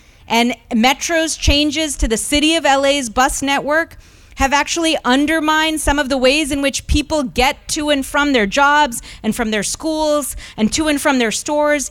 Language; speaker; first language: English; early bilingual, other home language; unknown